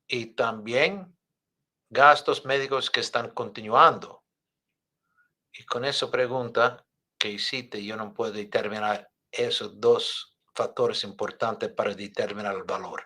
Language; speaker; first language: Spanish; non-native, fluent; English